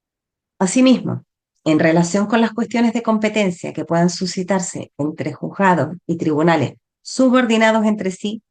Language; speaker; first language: Spanish; native; Spanish